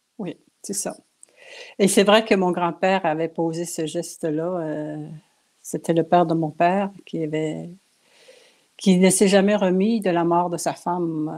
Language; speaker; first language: French; non-native, local second language; Cree